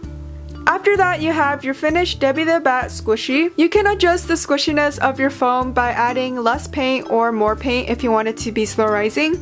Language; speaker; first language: English; native; English